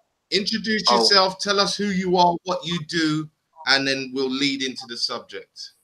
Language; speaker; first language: English; native; English